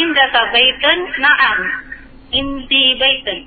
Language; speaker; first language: Arabic; non-native, learner; Indonesian